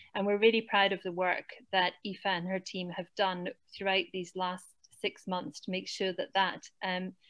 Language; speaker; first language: English; native; English